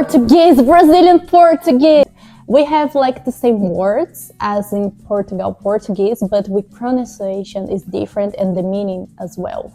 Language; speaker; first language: English; non-native, fluent; Portuguese